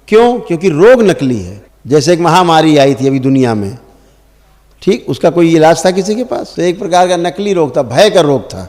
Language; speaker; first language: Hindi; native; Hindi